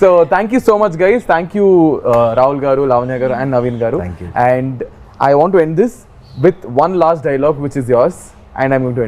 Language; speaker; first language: Telugu; native; Telugu